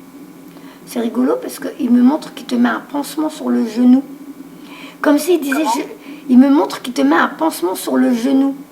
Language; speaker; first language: French; native; French